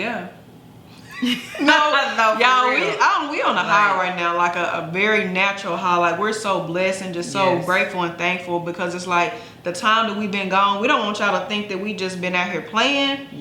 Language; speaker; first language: English; native; English